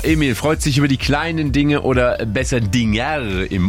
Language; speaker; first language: German; native; German